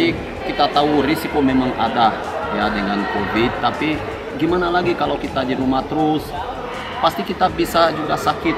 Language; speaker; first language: Indonesian; non-native, fluent; Portuguese